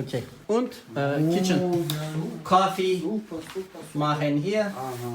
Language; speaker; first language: German; non-native, learner; Turkish